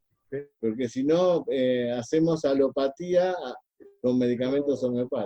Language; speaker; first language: Spanish; native; Spanish